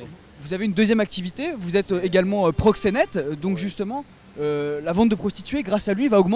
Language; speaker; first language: French; native; French